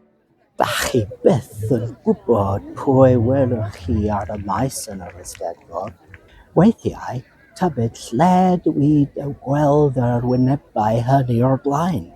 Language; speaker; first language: Welsh; non-native, learner; English